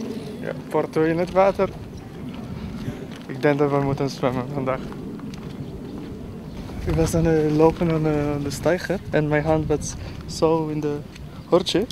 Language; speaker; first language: Dutch; non-native, learner; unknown